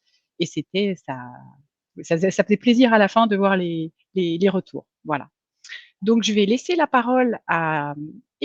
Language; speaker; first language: French; native; French